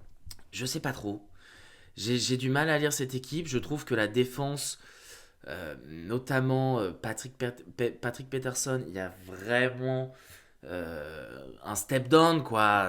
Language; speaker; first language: French; native; French